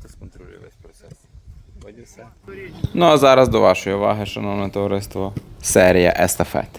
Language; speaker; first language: Ukrainian; native; Ukrainian